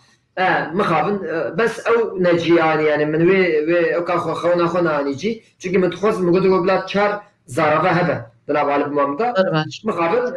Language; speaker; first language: Kurdish; non-native, local second language; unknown